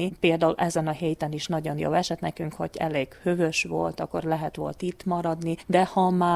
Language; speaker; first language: Hungarian; non-native, local second language; Ukrainian